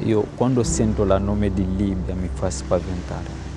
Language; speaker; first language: Italian; non-native, fluent; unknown